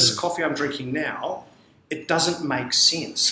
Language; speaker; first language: English; native; English